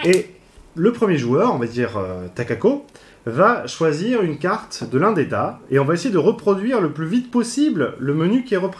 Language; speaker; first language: French; native; French